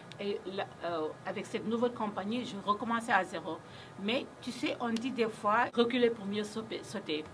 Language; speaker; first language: French; non-native, local second language; Wolof